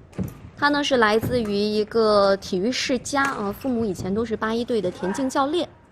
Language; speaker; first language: Chinese; native; Chinese